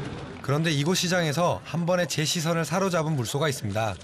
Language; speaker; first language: Korean; native; Korean